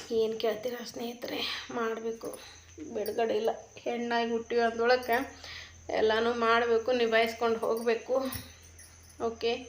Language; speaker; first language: Kannada; native; Kannada